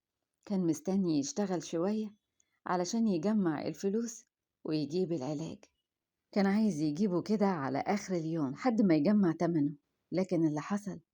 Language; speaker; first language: Arabic; native; Arabic